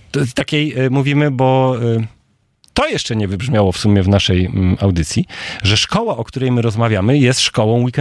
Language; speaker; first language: Polish; native; Polish